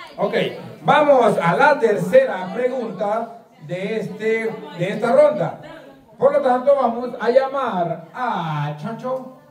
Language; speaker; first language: Spanish; native; Spanish